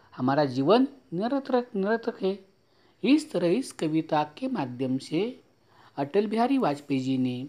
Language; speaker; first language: Hindi; non-native, local second language; Marathi